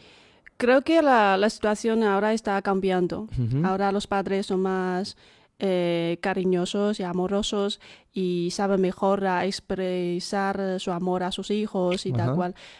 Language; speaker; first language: Spanish; non-native, fluent; Chinese